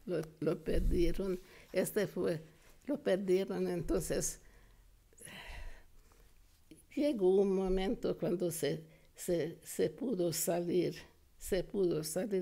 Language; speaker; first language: Spanish; non-native, fluent; Hungarian